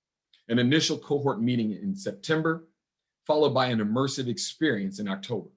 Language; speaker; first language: English; native; English